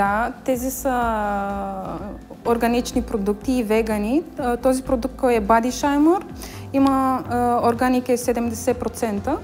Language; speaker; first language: Bulgarian; non-native, learner; Romanian